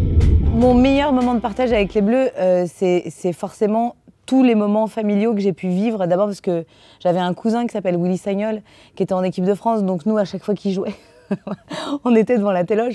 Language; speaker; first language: French; native; French